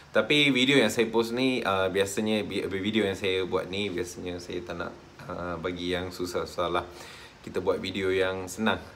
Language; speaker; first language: Malay; non-native, local second language; Tamil